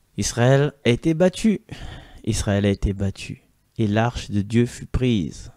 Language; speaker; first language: French; non-native, local second language; Malagasy